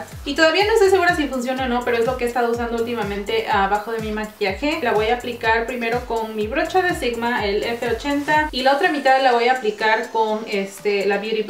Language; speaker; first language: Spanish; early bilingual, heritage; Spanish